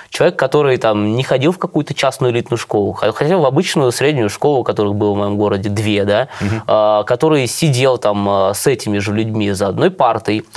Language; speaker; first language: Russian; native; Russian